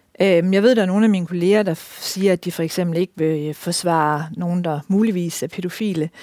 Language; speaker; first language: Danish; native; Danish